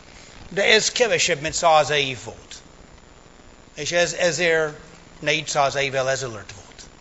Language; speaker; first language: Hungarian; early bilingual, heritage; English